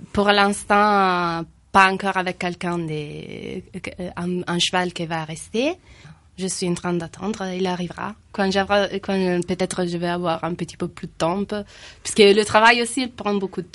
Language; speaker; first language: French; non-native, fluent; Italian